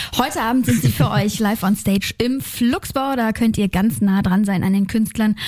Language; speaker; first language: German; native; German